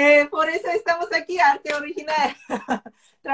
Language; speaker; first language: Spanish; non-native, fluent; Korean